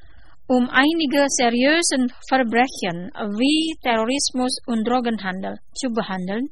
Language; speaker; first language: German; non-native, fluent; Indonesian